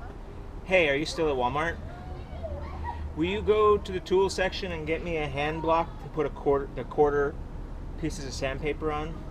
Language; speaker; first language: English; native; English